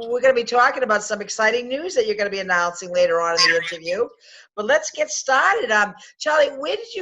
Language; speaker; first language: English; native; English